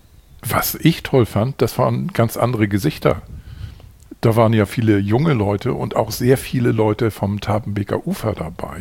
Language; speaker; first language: German; native; German